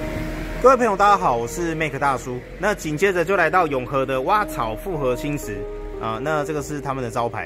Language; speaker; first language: Chinese; native; Chinese